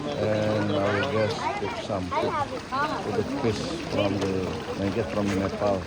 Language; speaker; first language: English; non-native, learner; Balinese